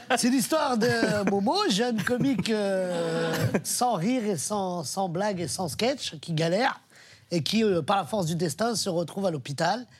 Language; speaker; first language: French; early bilingual, other home language; Arabic